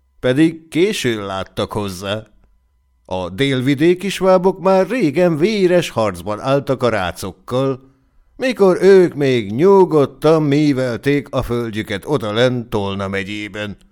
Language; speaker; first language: Hungarian; native; Hungarian